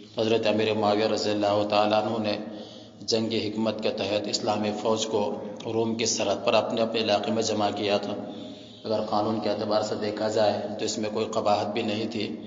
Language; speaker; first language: Urdu; native; Urdu